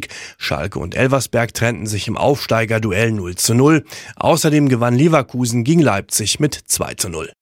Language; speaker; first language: German; native; German